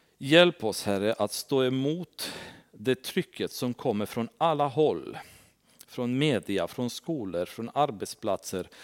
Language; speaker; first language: Swedish; non-native, fluent; Romanian